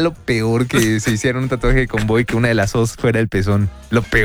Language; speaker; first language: Spanish; native; Spanish